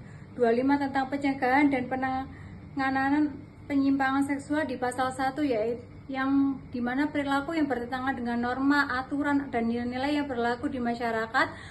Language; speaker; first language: Indonesian; native; Indonesian